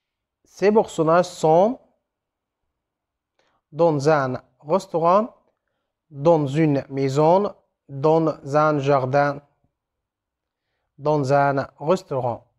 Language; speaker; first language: French; non-native, fluent; Arabic